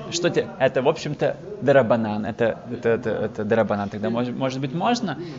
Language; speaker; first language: Russian; early bilingual, heritage; Russian